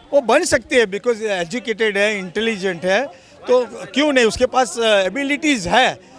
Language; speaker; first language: Hindi; native; Hindi